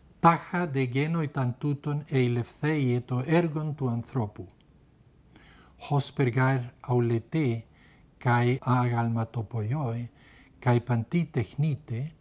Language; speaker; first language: Greek; non-native, fluent; Spanish